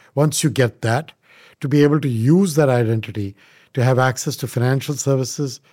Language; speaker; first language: English; non-native, local second language; Punjabi